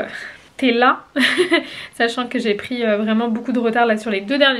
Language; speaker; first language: French; native; French